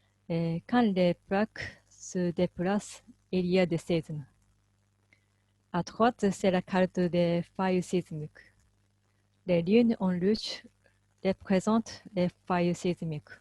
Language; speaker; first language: French; non-native, fluent; Japanese